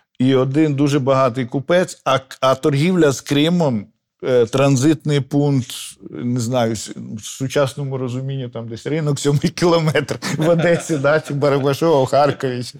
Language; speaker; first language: Ukrainian; native; Ukrainian